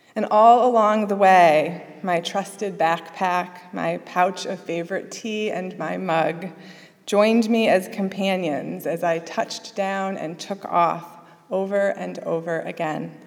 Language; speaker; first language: English; native; English